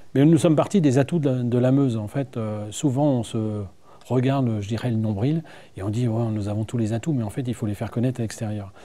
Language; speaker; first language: French; native; French